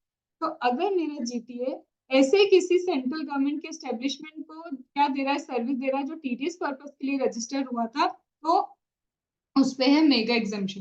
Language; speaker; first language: Hindi; native; Hindi